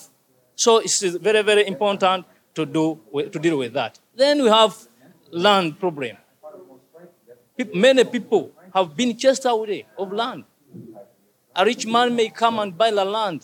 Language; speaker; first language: English; non-native, local second language; Ganda